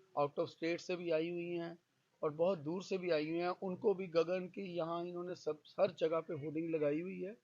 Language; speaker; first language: Hindi; non-native, local second language; Punjabi